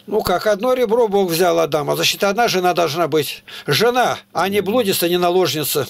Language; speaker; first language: Russian; native; Russian